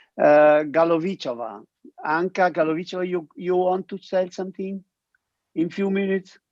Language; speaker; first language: English; non-native, learner; Italian